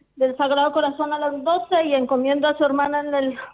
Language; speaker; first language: Spanish; native; Spanish